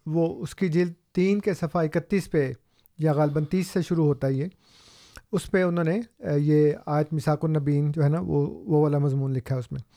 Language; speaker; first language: Urdu; non-native, local second language; Punjabi